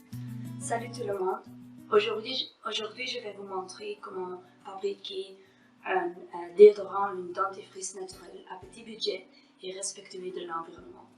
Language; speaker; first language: French; non-native, fluent; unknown